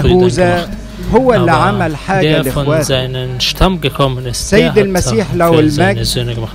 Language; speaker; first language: German; non-native, fluent; Arabic